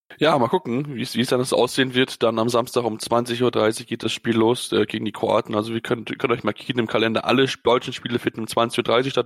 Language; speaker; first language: German; native; German